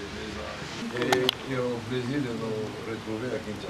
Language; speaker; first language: French; non-native, local second language; Swahili